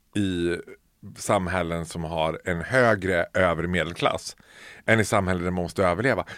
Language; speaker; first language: Swedish; native; Swedish